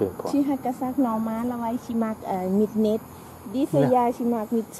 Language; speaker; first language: German; non-native, learner; Thai